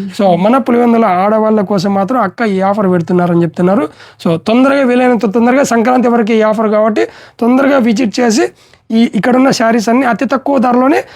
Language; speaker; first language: Telugu; native; Telugu